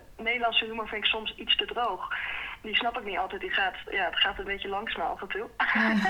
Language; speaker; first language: Dutch; early bilingual, heritage; Dutch